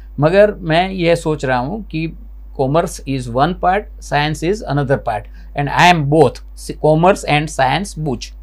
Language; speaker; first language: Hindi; non-native, local second language; Gujarati